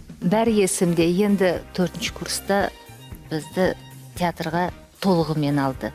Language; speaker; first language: Kazakh; native; Kazakh